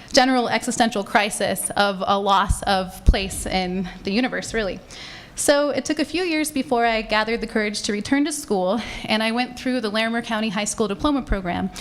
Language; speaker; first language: English; native; English